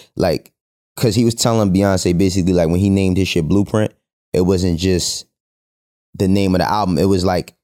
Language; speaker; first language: English; native; English